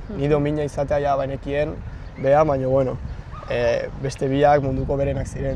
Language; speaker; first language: Basque; non-native, local second language; Spanish